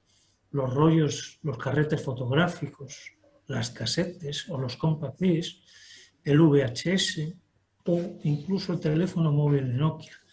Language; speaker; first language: Spanish; native; Spanish